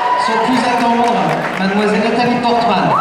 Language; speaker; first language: French; native; French